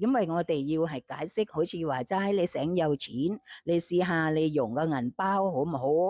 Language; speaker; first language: Cantonese; non-native, fluent; Thai